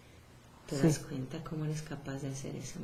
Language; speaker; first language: Spanish; native; Spanish